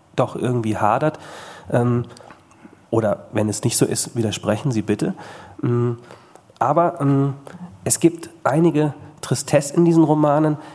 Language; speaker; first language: German; native; German